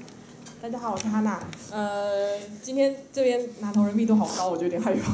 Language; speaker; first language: Chinese; native; Chinese